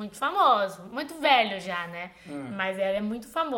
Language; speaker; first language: Portuguese; non-native, fluent; Chinese